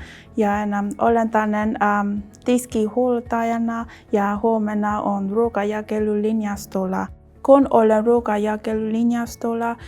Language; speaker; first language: Finnish; non-native, learner; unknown